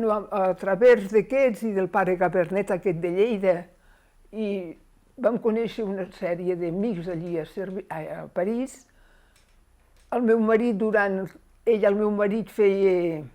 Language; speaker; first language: Catalan; native; Catalan